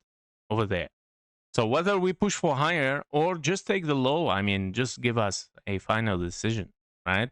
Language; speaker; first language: English; non-native, fluent; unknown